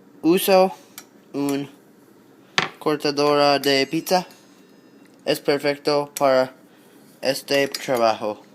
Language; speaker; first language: Spanish; non-native, learner; English